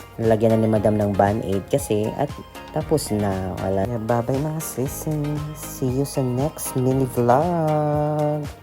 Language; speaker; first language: Filipino; non-native, local second language; Cebuano